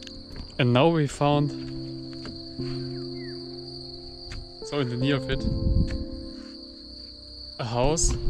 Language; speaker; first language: English; non-native, fluent; German